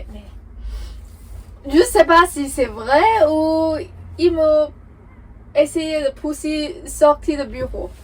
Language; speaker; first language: French; non-native, learner; Chinese